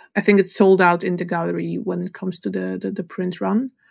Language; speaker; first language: English; non-native, fluent; Polish